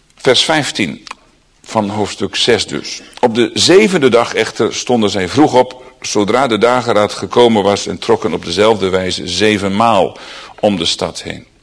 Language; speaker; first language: Dutch; native; Dutch